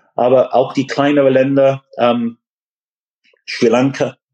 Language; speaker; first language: German; non-native, fluent; English